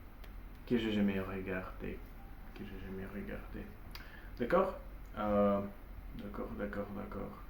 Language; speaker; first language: French; non-native, learner; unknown